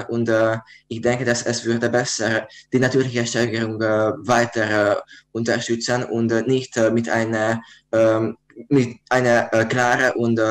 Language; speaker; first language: German; non-native, learner; Hungarian